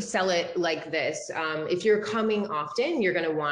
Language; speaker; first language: English; native; English